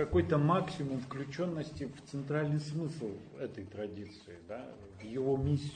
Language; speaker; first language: Russian; native; Russian